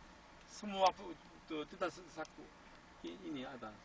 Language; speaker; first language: Indonesian; non-native, learner; Korean